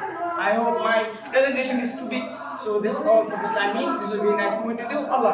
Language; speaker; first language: English; non-native, learner; Bangla